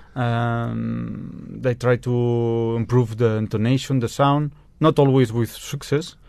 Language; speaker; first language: English; non-native, learner; Spanish